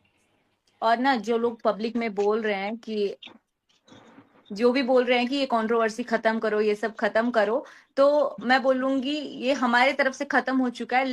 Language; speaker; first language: Hindi; native; Hindi